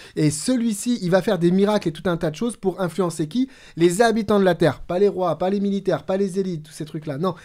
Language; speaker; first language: French; native; French